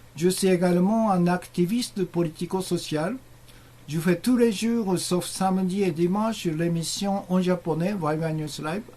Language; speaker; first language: French; non-native, learner; Japanese